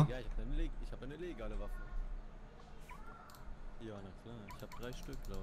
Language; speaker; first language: German; native; German